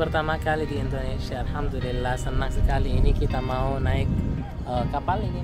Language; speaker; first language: Indonesian; non-native, learner; Arabic